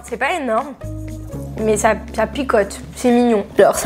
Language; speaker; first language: French; native; French